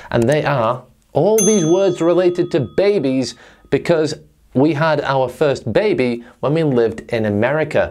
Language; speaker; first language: English; native; English